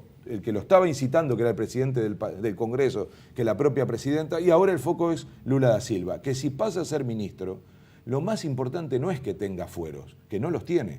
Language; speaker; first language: Spanish; native; Spanish